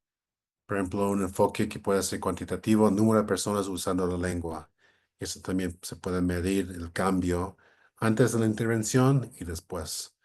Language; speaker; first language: Spanish; non-native, fluent; English